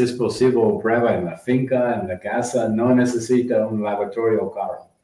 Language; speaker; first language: Spanish; non-native, learner; English